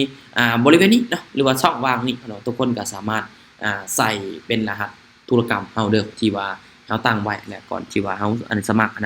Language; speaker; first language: Thai; non-native, local second language; Lao